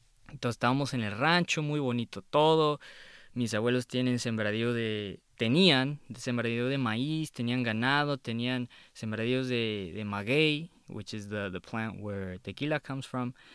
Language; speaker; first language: Spanish; early bilingual, heritage; Spanish